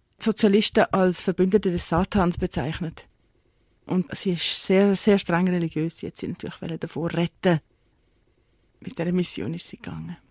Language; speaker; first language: German; native; German